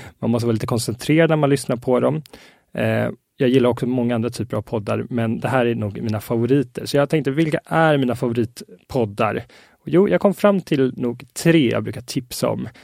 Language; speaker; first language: Swedish; native; Swedish